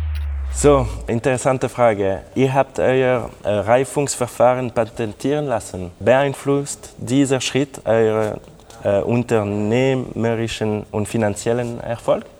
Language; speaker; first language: German; non-native, local second language; French